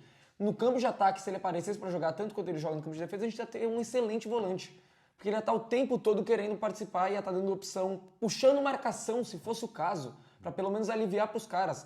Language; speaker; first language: Portuguese; native; Portuguese